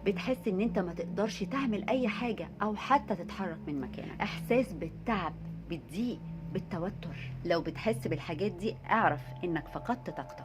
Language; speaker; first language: Arabic; native; Arabic